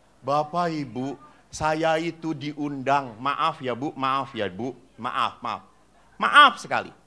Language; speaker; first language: Indonesian; native; Indonesian